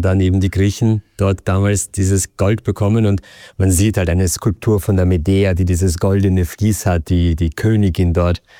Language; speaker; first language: German; native; German